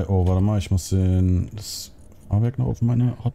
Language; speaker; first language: German; native; German